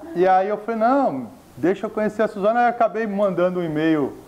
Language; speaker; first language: Portuguese; native; Portuguese